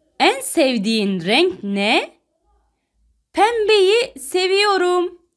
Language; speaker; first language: Turkish; non-native, fluent; Arabic